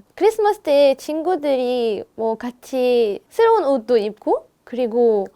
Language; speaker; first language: Korean; non-native, fluent; Arabic